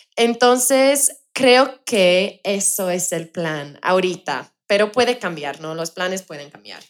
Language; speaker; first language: Spanish; non-native, fluent; English